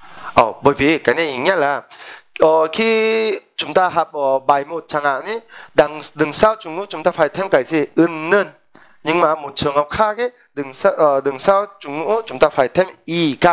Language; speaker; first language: Vietnamese; non-native, fluent; Korean